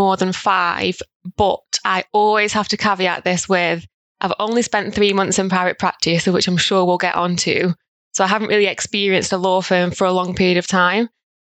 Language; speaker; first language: English; native; English